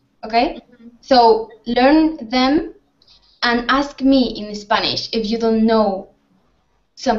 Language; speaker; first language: English; non-native, fluent; Spanish